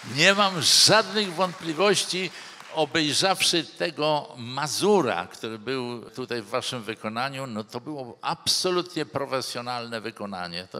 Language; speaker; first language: Polish; native; Polish